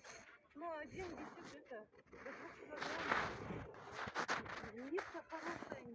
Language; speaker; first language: Russian; non-native, local second language; Kyrgyz